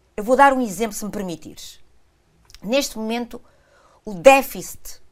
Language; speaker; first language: Portuguese; non-native, local second language; Kabuverdianu